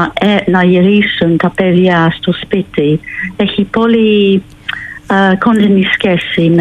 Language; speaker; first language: Greek; non-native, learner; English